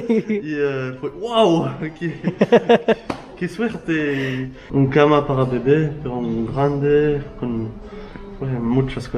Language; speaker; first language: Spanish; non-native, learner; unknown